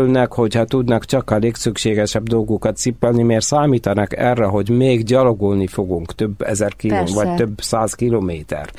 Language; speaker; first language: Hungarian; non-native, fluent; Arabic